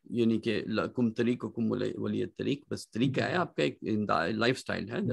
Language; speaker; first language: Urdu; native; Urdu